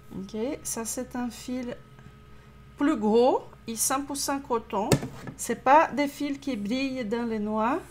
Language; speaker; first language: French; non-native, fluent; Portuguese